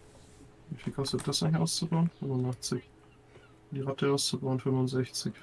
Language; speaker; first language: German; native; German